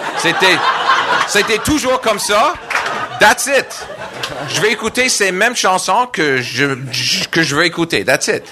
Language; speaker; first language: French; non-native, local second language; English